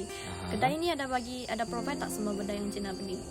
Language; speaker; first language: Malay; non-native, local second language; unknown